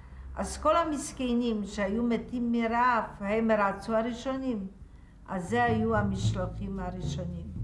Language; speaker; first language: Hebrew; non-native, fluent; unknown